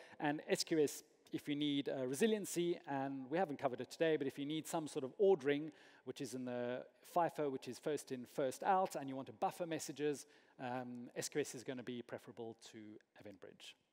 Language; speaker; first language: English; native; English